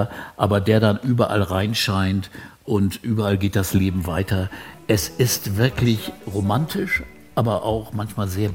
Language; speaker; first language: German; native; German